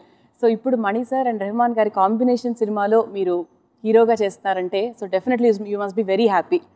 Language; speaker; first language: Telugu; native; Telugu